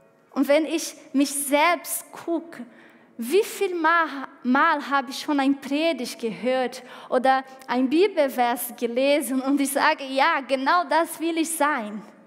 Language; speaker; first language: German; non-native, fluent; Portuguese